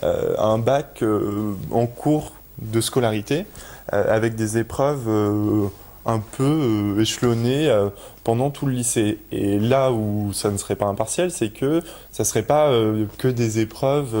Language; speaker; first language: French; native; French